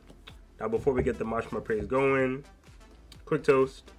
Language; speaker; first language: English; native; English